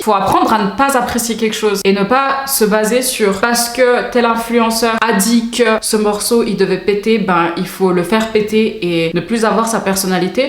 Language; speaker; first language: French; native; French